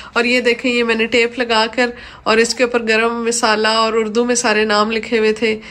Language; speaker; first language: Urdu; non-native, local second language; Punjabi